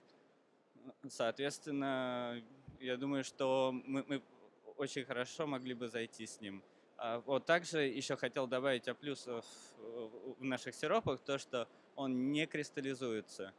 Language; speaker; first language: Russian; native; Russian